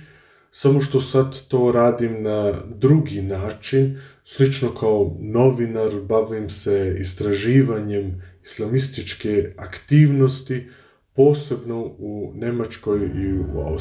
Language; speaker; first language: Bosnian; early bilingual, heritage; Bosnian